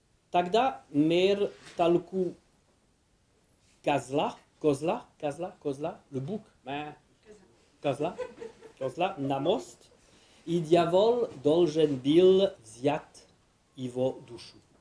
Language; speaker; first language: Russian; non-native, learner; French